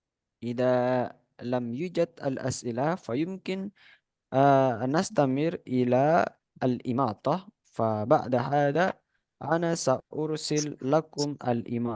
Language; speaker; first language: Arabic; non-native, fluent; Indonesian